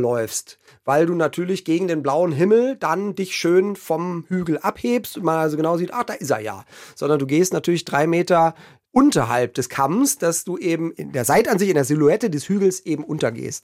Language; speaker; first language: German; native; German